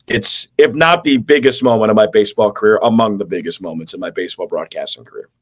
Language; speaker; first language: English; native; English